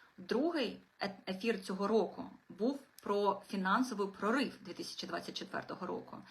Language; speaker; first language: Ukrainian; non-native, local second language; Russian